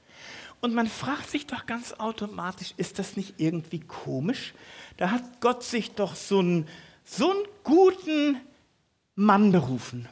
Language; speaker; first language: German; native; German